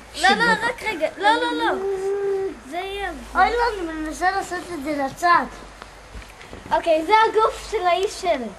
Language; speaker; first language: Hebrew; early bilingual, heritage; Hebrew